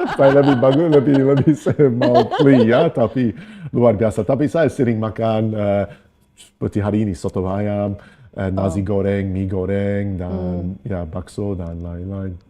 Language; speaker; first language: Indonesian; non-native, fluent; English